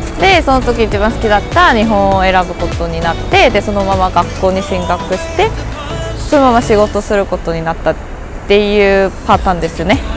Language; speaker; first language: Japanese; non-native, fluent; Korean